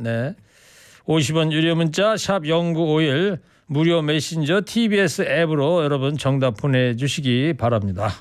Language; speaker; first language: Korean; native; Korean